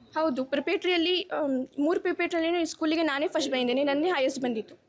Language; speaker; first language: Kannada; non-native, local second language; Urdu